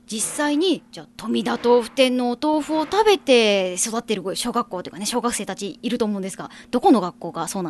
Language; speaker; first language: Japanese; native; Japanese